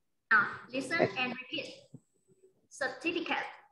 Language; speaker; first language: English; non-native, fluent; Vietnamese